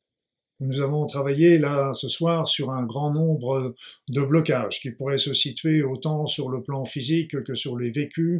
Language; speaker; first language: French; native; French